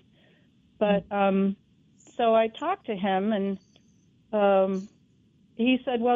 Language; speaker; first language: English; native; English